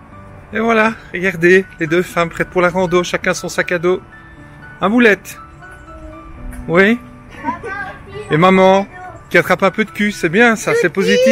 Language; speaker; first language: French; native; French